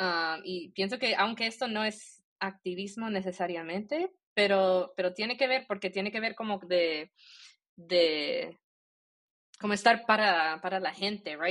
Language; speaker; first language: Spanish; early bilingual, heritage; Spanish